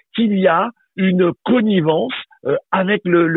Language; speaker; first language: French; native; French